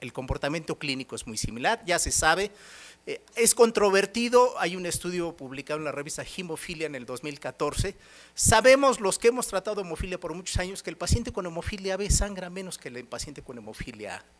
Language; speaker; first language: Spanish; native; Spanish